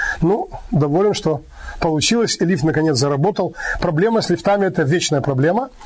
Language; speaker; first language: Russian; native; Russian